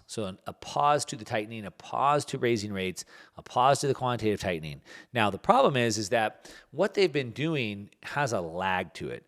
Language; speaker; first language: English; native; English